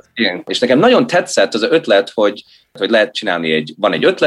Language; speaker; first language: Hungarian; early bilingual, heritage; Hungarian